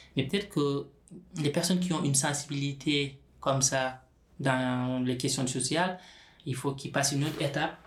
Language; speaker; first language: French; non-native, local second language; Wolof